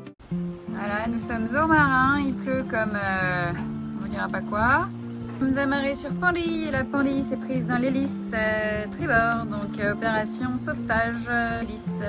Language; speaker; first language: French; native; French